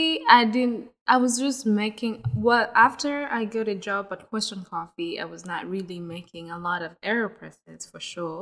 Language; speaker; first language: English; non-native, local second language; Kinyarwanda